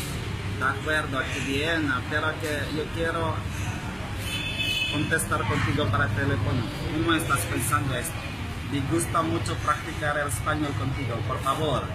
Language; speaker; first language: Spanish; non-native, learner; Indonesian